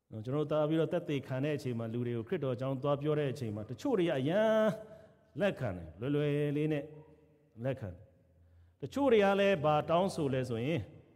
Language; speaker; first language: Burmese; non-native, local second language; Kachin